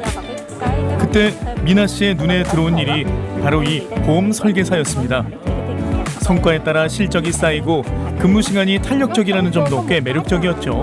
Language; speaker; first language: Korean; native; Korean